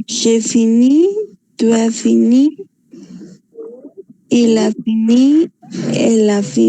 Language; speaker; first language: French; non-native, learner; Spanish